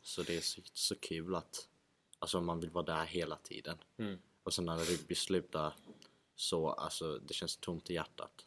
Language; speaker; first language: Swedish; early bilingual, other home language; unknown